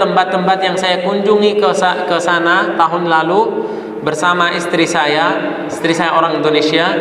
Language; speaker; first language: Indonesian; non-native, fluent; Arabic